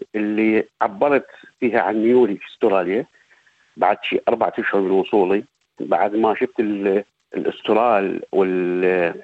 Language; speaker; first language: Arabic; native; Arabic